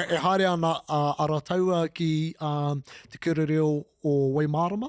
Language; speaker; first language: Māori; non-native, local second language; English